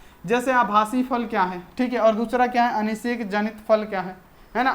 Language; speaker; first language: Hindi; native; Hindi